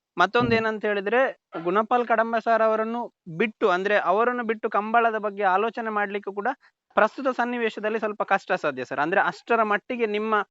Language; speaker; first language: Kannada; native; Kannada